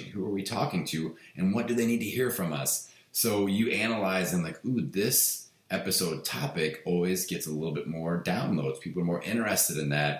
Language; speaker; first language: English; native; English